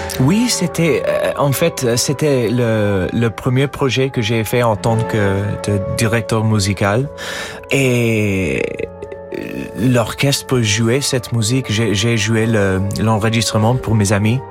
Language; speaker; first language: French; non-native, fluent; English